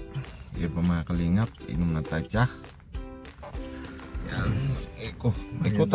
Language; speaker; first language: Filipino; non-native, local second language; Bikol